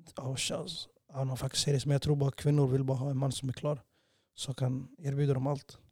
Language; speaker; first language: Swedish; early bilingual, other home language; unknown